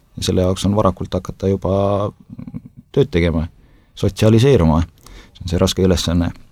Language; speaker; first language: Estonian; native; Estonian